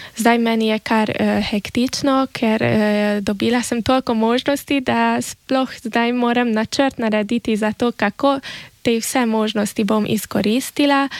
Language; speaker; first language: Slovenian; early bilingual, heritage; Slovenian